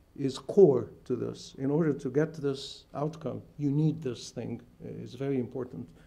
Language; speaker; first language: English; non-native, fluent; Arabic